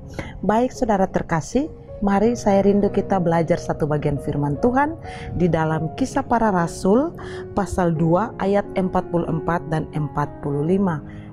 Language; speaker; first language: Indonesian; native; Indonesian